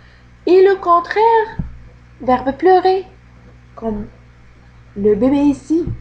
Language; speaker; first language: French; non-native, fluent; Arabic